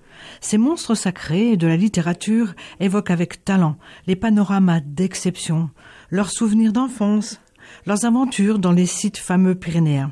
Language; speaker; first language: French; native; French